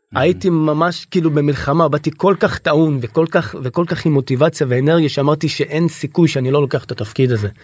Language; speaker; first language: Hebrew; native; Hebrew